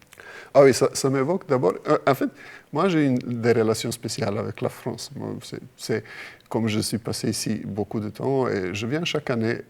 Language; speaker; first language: French; non-native, fluent; Croatian